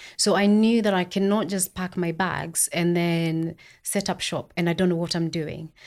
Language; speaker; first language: English; non-native, local second language; Kikuyu